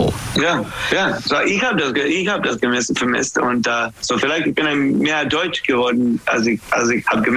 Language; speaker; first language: German; non-native, learner; English